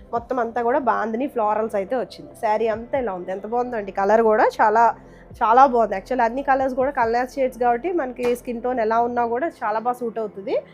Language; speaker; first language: Telugu; native; Telugu